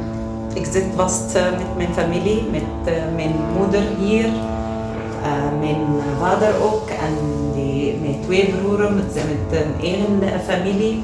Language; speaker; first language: Dutch; non-native, learner; Arabic